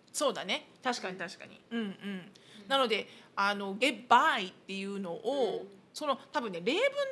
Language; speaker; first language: Japanese; native; Japanese